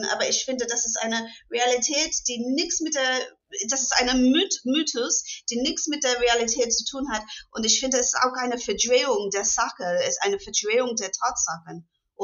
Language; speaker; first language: German; non-native, fluent; English